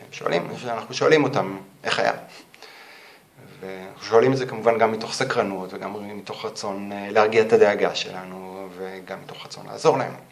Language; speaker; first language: Hebrew; native; Hebrew